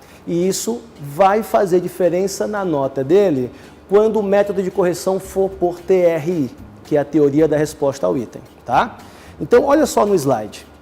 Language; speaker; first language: Portuguese; native; Portuguese